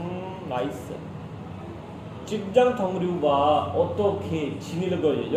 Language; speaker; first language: Korean; non-native, learner; Urdu